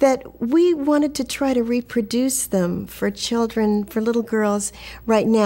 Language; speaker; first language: English; native; English